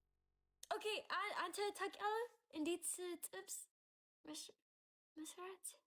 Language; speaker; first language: Amharic; early bilingual, heritage; English